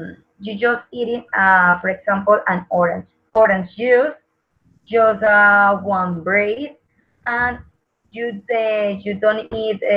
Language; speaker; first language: English; non-native, learner; Spanish